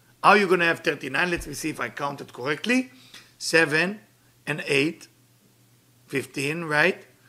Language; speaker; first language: English; non-native, fluent; Hebrew